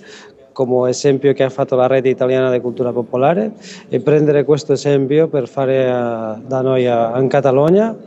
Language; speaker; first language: Italian; non-native, learner; Catalan